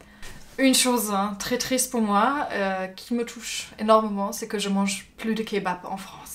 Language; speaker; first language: French; non-native, fluent; German